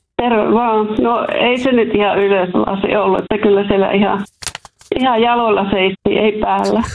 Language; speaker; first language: Finnish; native; Finnish